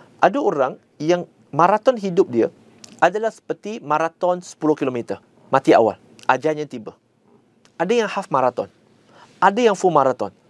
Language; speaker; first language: Malay; non-native, local second language; Chinese